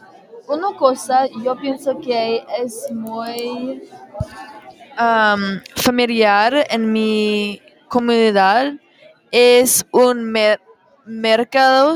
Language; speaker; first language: Spanish; non-native, learner; English